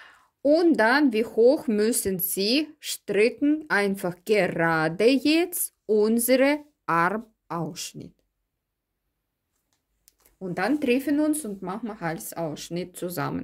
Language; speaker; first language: German; non-native, learner; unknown